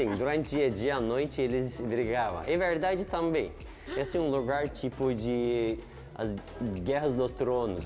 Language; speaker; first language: Portuguese; non-native, learner; Turkish